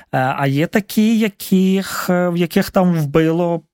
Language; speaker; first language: Ukrainian; native; Ukrainian